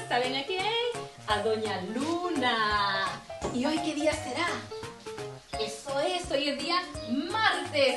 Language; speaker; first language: Spanish; native; Spanish